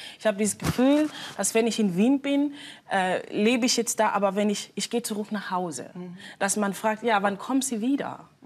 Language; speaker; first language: German; non-native, fluent; Swahili